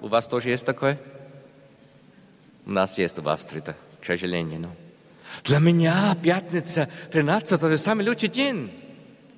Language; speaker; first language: Russian; non-native, learner; German